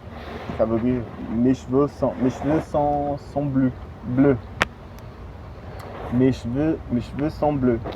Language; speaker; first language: French; non-native, fluent; Portuguese